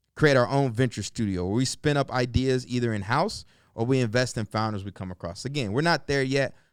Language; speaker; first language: English; native; English